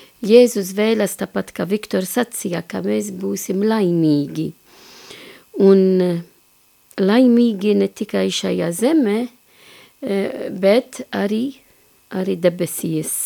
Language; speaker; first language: Latvian; non-native, fluent; Maltese